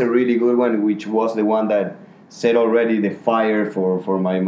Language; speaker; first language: English; non-native, fluent; Spanish